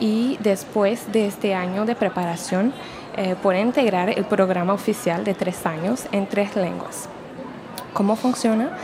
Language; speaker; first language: Spanish; non-native, fluent; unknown